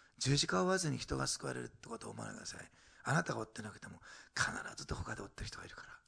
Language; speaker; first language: Japanese; native; Japanese